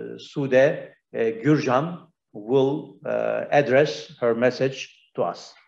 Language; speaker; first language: English; non-native, fluent; Turkish